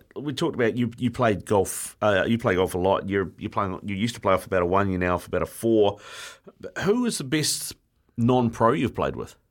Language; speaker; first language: English; native; English